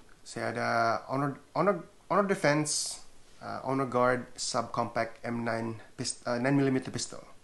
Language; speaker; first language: Malay; native; Malay